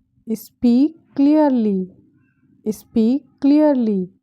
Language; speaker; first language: English; non-native, fluent; Hindi